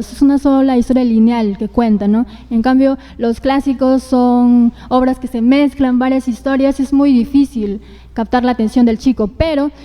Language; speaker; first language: Spanish; native; Spanish